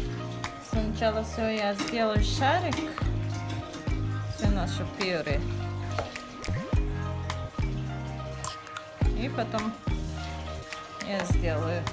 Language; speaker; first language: Russian; non-native, learner; Tajik